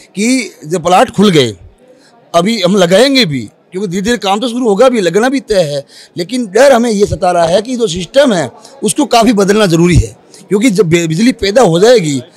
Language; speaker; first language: Hindi; native; Hindi